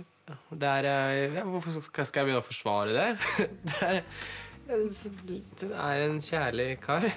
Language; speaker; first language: Norwegian; early bilingual, other home language; Russian